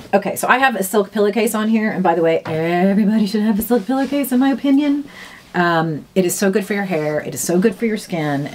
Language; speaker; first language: English; native; English